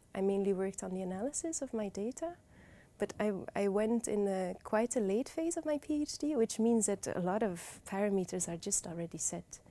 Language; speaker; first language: English; non-native, fluent; Dutch